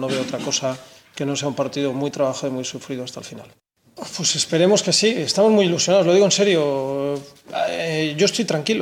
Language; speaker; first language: Spanish; native; Spanish